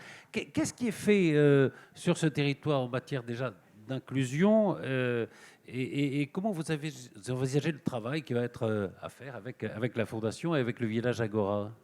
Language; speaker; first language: French; native; French